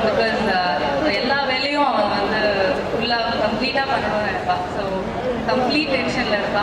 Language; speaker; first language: Tamil; non-native, learner; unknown